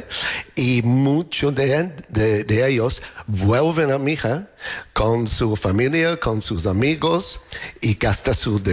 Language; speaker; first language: Spanish; non-native, learner; English